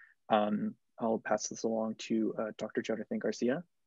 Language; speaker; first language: English; early bilingual, other home language; Spanish